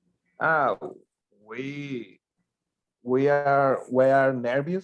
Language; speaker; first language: English; non-native, learner; Spanish